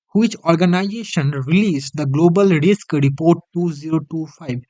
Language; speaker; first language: English; non-native, local second language; Bangla